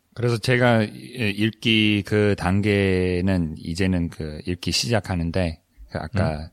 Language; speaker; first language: Korean; non-native, fluent; English